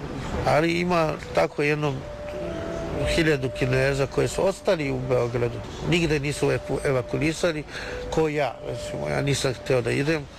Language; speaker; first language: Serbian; non-native, fluent; Chinese